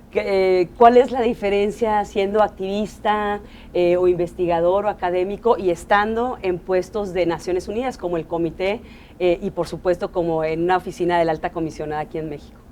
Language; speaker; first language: Spanish; native; Spanish